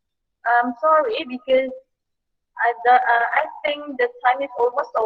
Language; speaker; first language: English; non-native, fluent; Indonesian